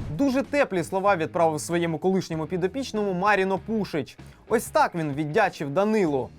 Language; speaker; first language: Ukrainian; native; Ukrainian